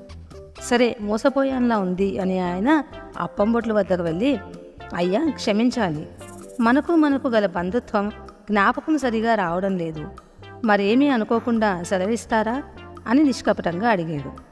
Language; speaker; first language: Telugu; native; Telugu